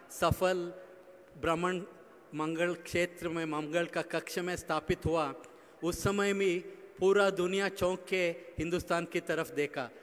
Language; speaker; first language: Hindi; non-native, local second language; Kannada